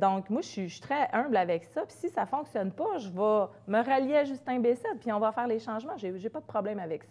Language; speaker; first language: French; native; French